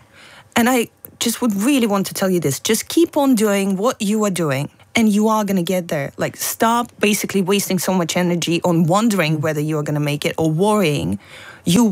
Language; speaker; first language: English; non-native, fluent; Russian